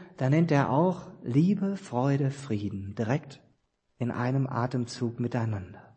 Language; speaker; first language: German; native; German